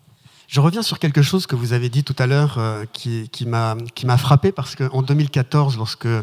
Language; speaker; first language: French; native; French